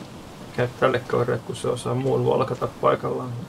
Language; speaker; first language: Finnish; native; Finnish